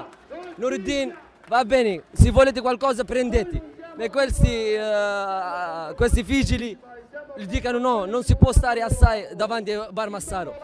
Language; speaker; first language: Italian; non-native, learner; Arabic